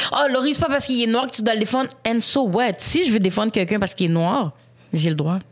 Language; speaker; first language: French; early bilingual, other home language; Haitian Creole